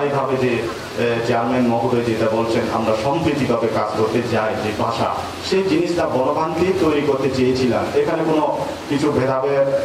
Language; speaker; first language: Bangla; non-native, local second language; Marma